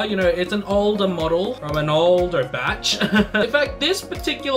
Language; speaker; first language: English; native; English